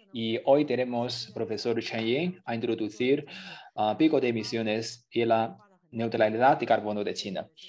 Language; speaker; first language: Spanish; non-native, fluent; Chinese